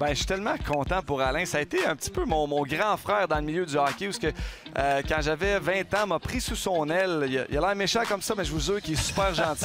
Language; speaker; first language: French; native; French